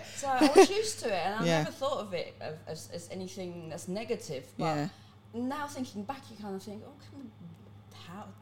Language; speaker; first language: English; early bilingual, other home language; Cantonese